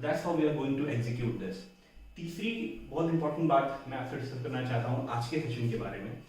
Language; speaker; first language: Hindi; native; Hindi